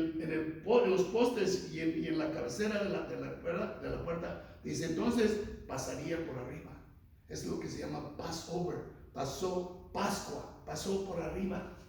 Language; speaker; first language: Spanish; native; Spanish